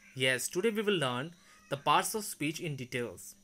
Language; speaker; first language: English; non-native, local second language; Bangla